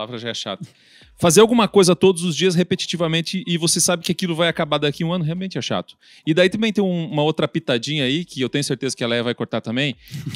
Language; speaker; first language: Portuguese; native; Portuguese